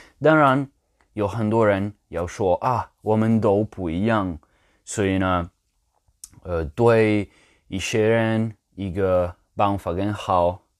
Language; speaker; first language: Chinese; non-native, learner; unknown